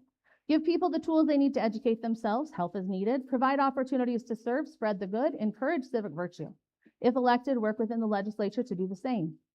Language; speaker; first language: English; native; English